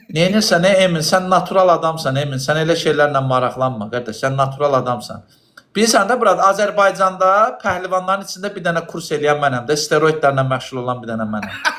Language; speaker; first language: Azerbaijani; native; Azerbaijani